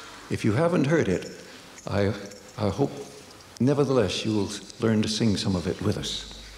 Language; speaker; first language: English; native; English